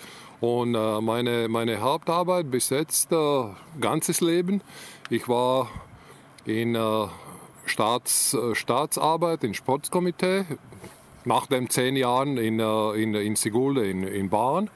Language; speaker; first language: German; non-native, learner; Latvian